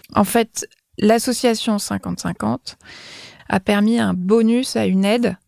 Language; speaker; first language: French; native; French